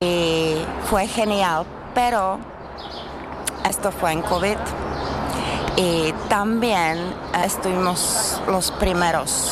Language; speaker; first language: Spanish; non-native, fluent; Czech